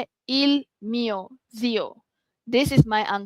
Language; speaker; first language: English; non-native, local second language; Malay